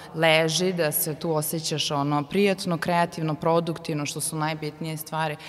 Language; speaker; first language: Serbian; native; Serbian